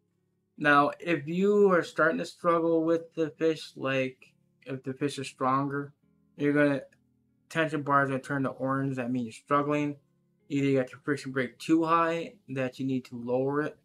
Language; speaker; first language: English; native; English